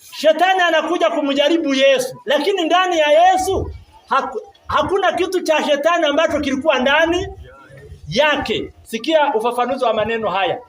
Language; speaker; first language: Swahili; non-native, local second language; Kinyarwanda